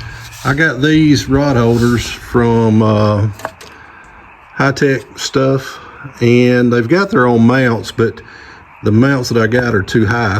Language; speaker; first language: English; native; English